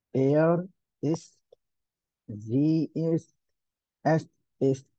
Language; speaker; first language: German; non-native, learner; Hindi